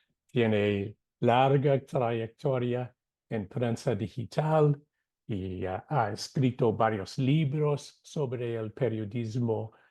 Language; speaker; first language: Spanish; non-native, fluent; English